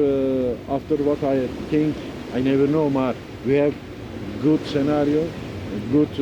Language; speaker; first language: English; non-native, learner; Turkish